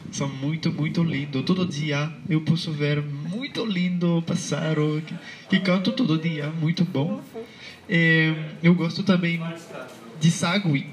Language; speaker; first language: Portuguese; non-native, learner; French